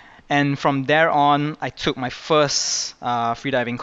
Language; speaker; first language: English; native; English